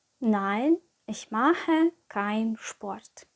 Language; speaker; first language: German; non-native, fluent; Ukrainian